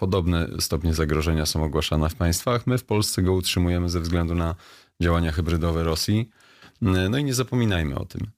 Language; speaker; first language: Polish; native; Polish